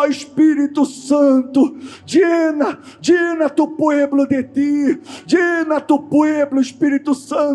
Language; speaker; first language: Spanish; non-native, learner; Portuguese